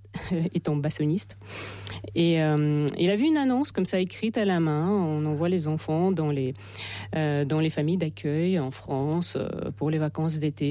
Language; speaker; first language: French; non-native, fluent; Russian